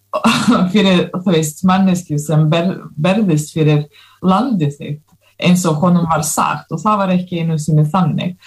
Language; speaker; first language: Icelandic; non-native, fluent; Russian